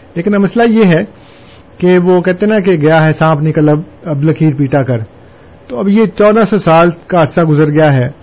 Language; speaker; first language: Urdu; non-native, local second language; Punjabi